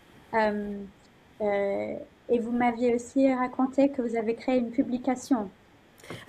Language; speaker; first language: French; non-native, fluent; English